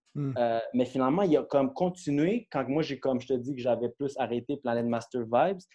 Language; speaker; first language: French; native; French